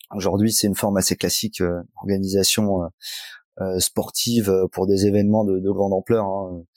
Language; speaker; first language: French; native; French